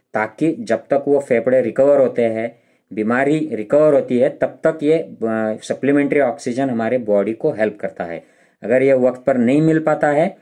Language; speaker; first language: Hindi; non-native, local second language; Marathi